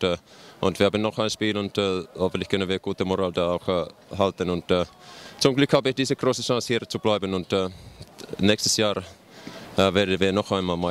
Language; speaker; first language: German; non-native, fluent; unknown